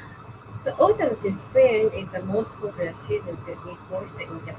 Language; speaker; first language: English; non-native, learner; Japanese